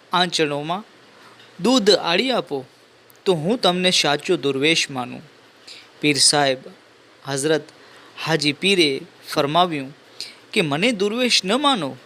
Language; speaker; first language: Gujarati; non-native, local second language; Sindhi